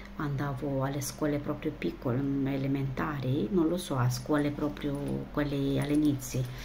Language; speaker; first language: Italian; non-native, fluent; Romanian